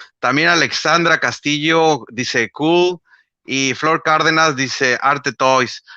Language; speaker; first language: Spanish; native; Spanish